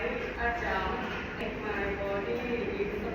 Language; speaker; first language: English; non-native, learner; Thai